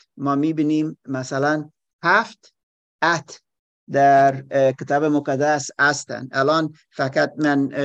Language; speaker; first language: Persian; non-native, learner; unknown